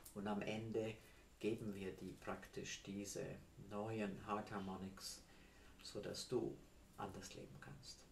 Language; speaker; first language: German; non-native, fluent; English